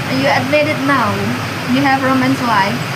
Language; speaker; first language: English; non-native, learner; Indonesian